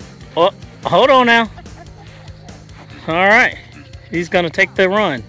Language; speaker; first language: English; native; English